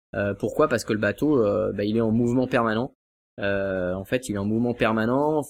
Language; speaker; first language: French; native; French